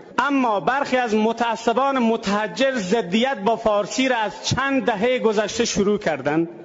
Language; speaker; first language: Persian; native; Persian